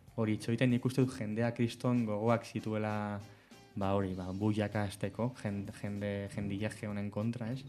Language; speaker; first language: Basque; non-native, local second language; Spanish